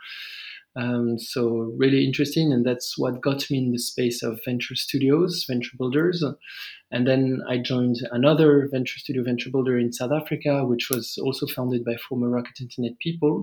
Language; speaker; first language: English; non-native, fluent; French